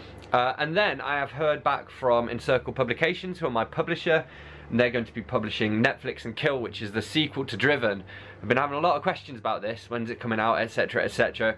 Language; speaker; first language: English; native; English